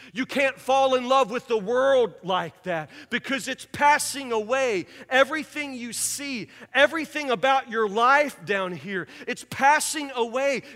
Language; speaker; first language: English; native; English